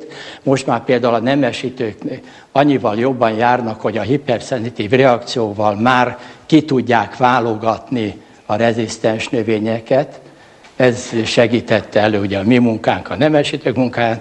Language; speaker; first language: Hungarian; native; Hungarian